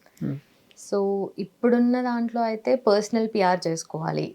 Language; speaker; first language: Telugu; native; Telugu